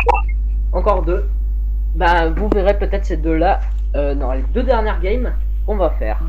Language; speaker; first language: French; native; French